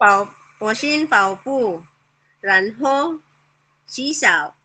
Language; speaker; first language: Chinese; non-native, learner; English